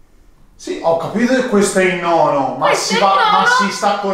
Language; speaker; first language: Italian; native; Italian